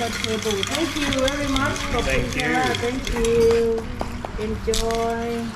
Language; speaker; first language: English; non-native, fluent; Thai